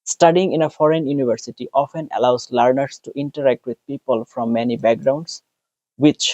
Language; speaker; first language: English; non-native, local second language; Bangla